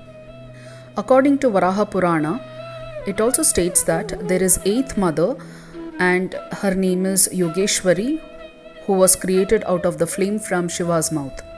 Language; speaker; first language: English; non-native, local second language; Kannada